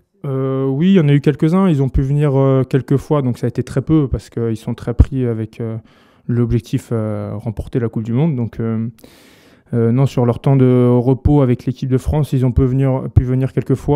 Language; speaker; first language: French; native; French